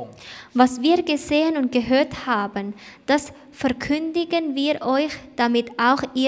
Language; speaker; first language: German; non-native, fluent; Thai